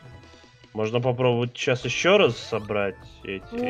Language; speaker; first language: Russian; native; Russian